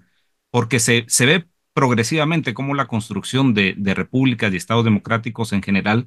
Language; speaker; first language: Spanish; native; Spanish